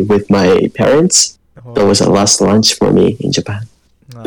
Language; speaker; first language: English; non-native, learner; Japanese